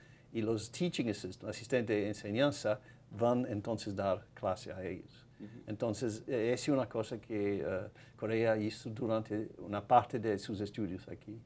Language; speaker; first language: Spanish; non-native, fluent; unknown